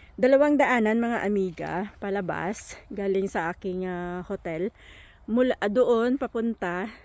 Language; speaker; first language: Filipino; non-native, local second language; Hiligaynon